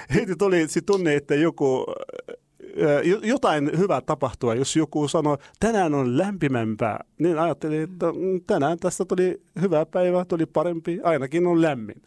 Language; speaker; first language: Finnish; non-native, learner; Arabic